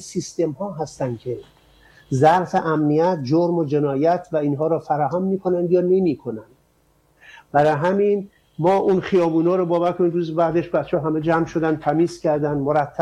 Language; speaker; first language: Persian; native; Persian